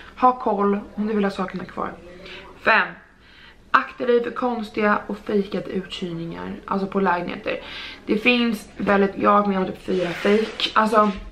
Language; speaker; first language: Swedish; native; Swedish